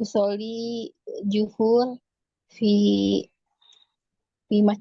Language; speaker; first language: Arabic; non-native, learner; Indonesian